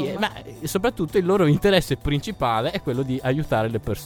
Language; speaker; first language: Italian; native; Italian